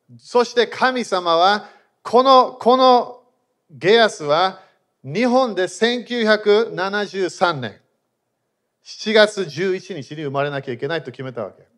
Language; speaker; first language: Japanese; non-native, fluent; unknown